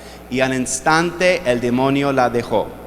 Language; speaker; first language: Spanish; non-native, fluent; English